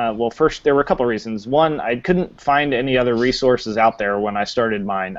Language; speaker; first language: English; native; English